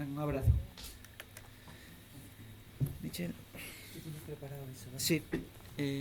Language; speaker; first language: Spanish; native; Spanish